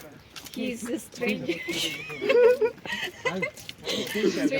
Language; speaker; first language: English; non-native, learner; Russian